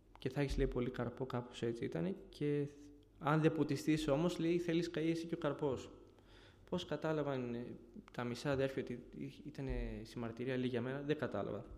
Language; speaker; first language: Greek; early bilingual, other home language; Bulgarian